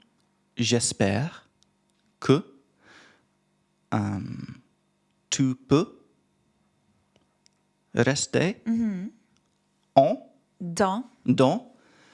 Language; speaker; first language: French; non-native, learner; English